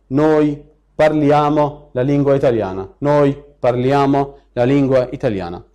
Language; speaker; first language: Italian; non-native, fluent; Arabic